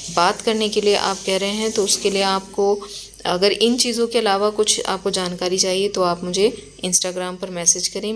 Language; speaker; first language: Hindi; native; Hindi